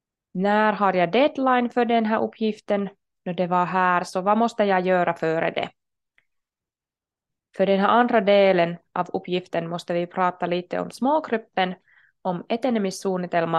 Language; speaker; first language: Swedish; non-native, local second language; Finnish